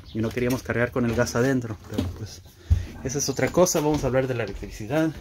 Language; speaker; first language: Spanish; early bilingual, heritage; Spanish